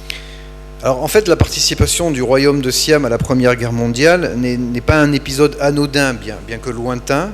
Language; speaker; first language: French; native; French